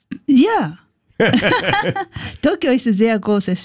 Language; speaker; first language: German; non-native, learner; Japanese